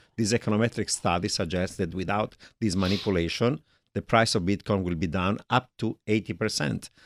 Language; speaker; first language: English; non-native, fluent; Italian